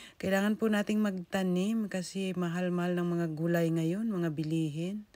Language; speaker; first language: Filipino; non-native, local second language; Hiligaynon